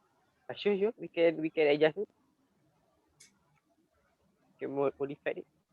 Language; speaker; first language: English; non-native, learner; Malay